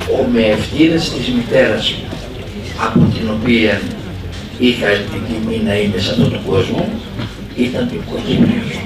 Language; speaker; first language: Greek; native; Greek